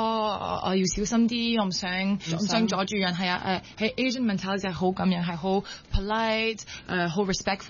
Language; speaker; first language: Cantonese; non-native, local second language; French